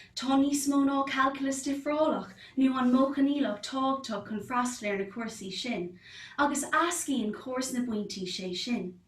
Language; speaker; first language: Irish; non-native, local second language; English